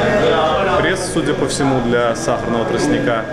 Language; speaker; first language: Russian; native; Russian